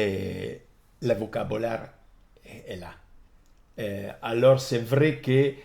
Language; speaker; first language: French; non-native, fluent; Italian